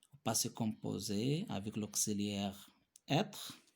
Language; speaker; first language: French; non-native, local second language; Arabic